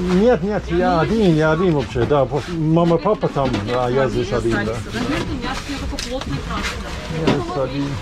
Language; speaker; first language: Russian; non-native, learner; English